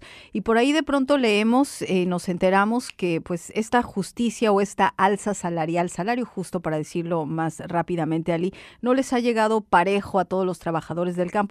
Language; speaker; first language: Spanish; native; Spanish